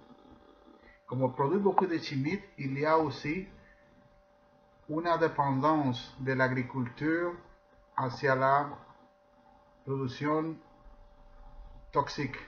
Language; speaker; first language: French; non-native, fluent; Spanish